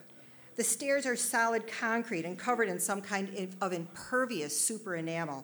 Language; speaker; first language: English; native; English